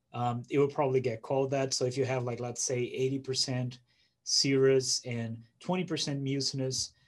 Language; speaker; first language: English; non-native, fluent; Portuguese